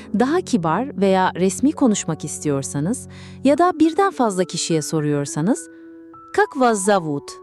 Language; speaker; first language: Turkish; non-native, fluent; Russian